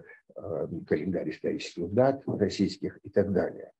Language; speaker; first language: Russian; native; Russian